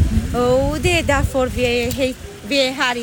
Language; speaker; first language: Swedish; non-native, learner; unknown